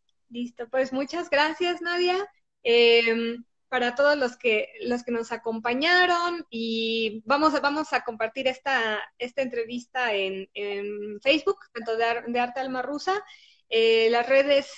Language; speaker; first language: Spanish; native; Spanish